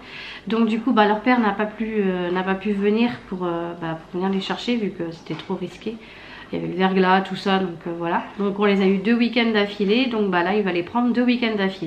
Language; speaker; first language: French; native; French